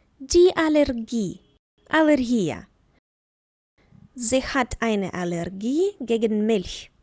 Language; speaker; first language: German; non-native, fluent; Ukrainian